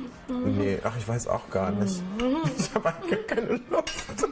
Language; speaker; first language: German; native; German